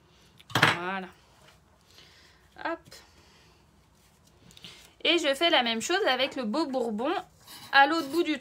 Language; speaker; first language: French; native; French